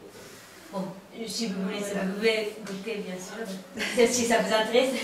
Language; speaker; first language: French; non-native, fluent; Japanese